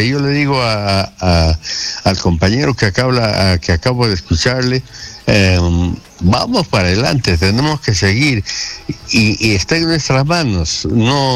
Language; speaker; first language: Spanish; native; Spanish